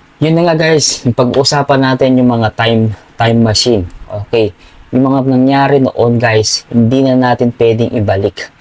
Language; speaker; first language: Filipino; non-native, local second language; Pampanga